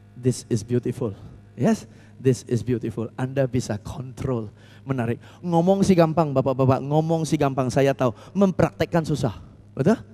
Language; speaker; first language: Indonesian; non-native, fluent; English